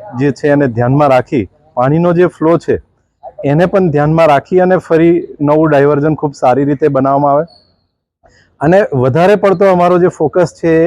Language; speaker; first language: Gujarati; native; Gujarati